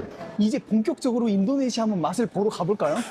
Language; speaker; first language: Korean; native; Korean